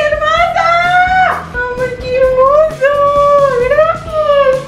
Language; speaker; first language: Spanish; native; Spanish